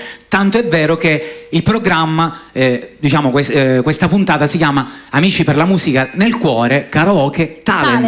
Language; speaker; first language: Italian; native; Italian